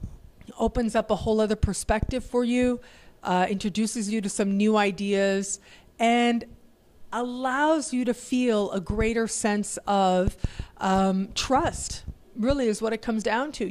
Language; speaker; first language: English; native; English